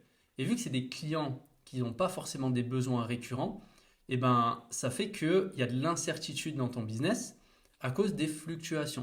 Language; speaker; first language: French; native; French